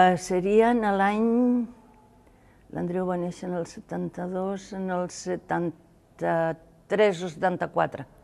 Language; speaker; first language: Catalan; non-native, local second language; Spanish